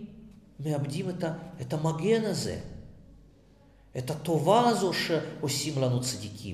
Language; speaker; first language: Hebrew; non-native, fluent; Russian